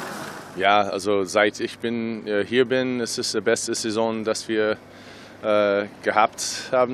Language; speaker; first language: German; non-native, fluent; English